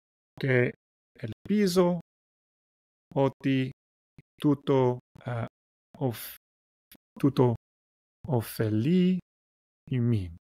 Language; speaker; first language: Greek; non-native, learner; English